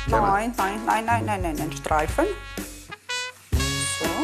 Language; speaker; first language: German; non-native, learner; Russian